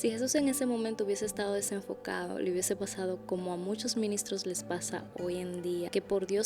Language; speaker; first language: Spanish; native; Spanish